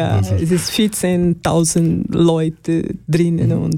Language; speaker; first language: German; non-native, learner; Portuguese